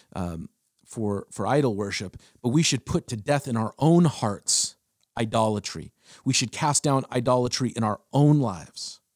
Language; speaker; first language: English; early bilingual, other home language; German